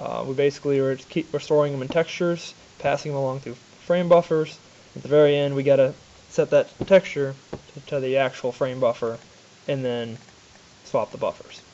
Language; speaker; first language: English; native; English